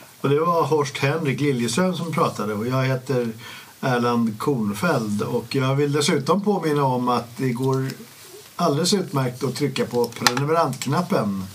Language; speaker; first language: Swedish; native; Swedish